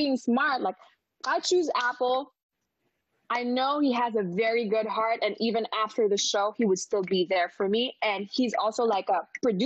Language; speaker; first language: English; non-native, local second language; Filipino